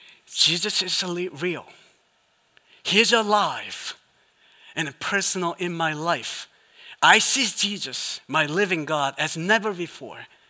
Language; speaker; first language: English; non-native, fluent; Korean